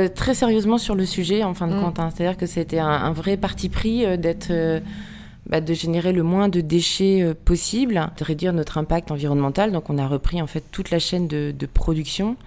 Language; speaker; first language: French; native; French